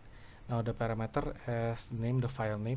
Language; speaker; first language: English; non-native, local second language; Indonesian